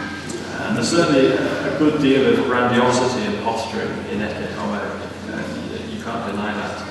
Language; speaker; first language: English; native; English